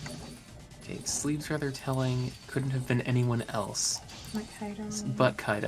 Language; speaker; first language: English; native; English